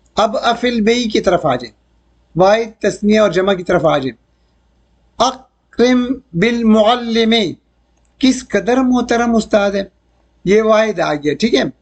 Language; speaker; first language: Urdu; native; Urdu